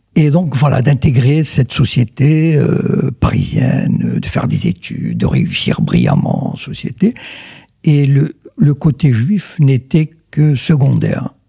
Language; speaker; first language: French; non-native, local second language; Arabic